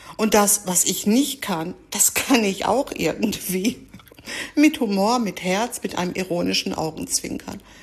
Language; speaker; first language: German; early bilingual, other home language; Greek